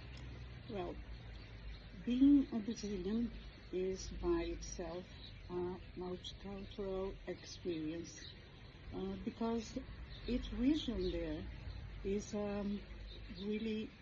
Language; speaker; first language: English; non-native, fluent; Portuguese